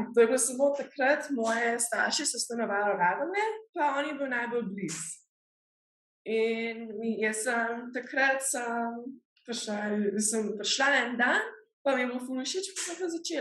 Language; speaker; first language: Slovenian; early bilingual, heritage; Slovenian